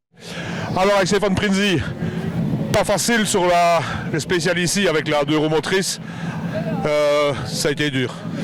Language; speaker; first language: French; native; French